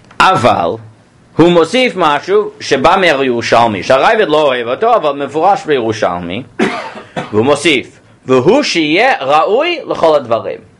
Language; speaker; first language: Hebrew; non-native, fluent; English